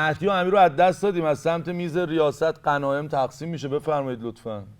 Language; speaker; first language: Persian; native; Persian